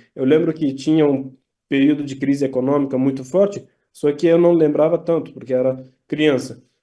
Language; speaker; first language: Portuguese; non-native, fluent; Turkish